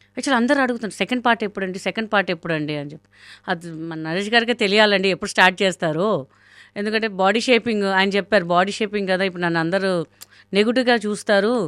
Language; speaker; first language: Telugu; non-native, local second language; Hindi